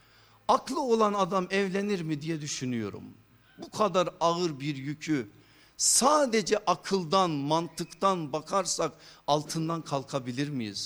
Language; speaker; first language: Turkish; native; Turkish